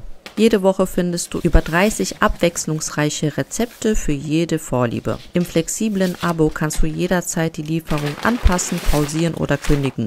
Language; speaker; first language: German; native; German